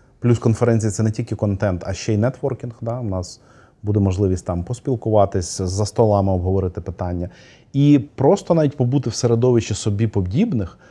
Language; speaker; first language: Ukrainian; non-native, local second language; Russian